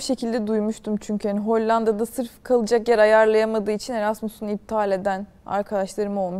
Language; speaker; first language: Turkish; native; Turkish